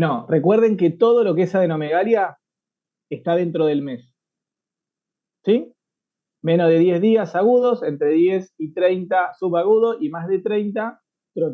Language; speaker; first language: Spanish; native; Spanish